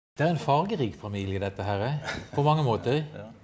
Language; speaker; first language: Norwegian; native; Norwegian